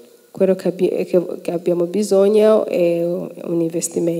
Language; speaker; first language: Italian; non-native, fluent; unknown